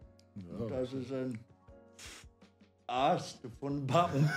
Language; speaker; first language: German; non-native, learner; Polish